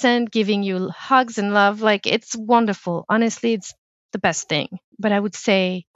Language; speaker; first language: English; non-native, fluent; French